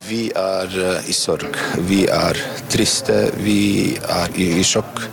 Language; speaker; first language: Norwegian; non-native, fluent; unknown